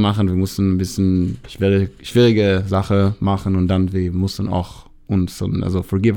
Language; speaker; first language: German; non-native, learner; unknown